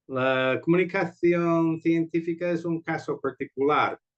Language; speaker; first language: Spanish; non-native, fluent; English